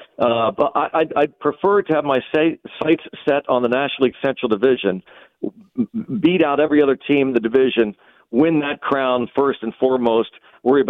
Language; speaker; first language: English; native; English